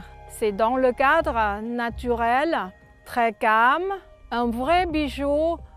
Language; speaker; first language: French; non-native, fluent; Thai